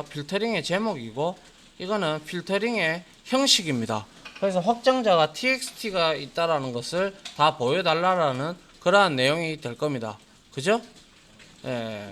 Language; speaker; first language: Korean; native; Korean